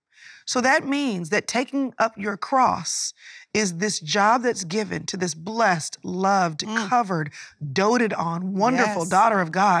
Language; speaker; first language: English; native; English